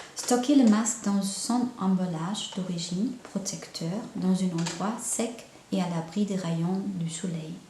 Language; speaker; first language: French; non-native, fluent; German